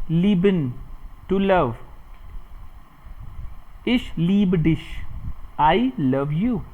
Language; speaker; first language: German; non-native, fluent; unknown